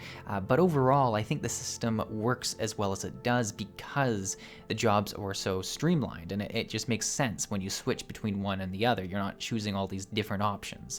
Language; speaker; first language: English; native; English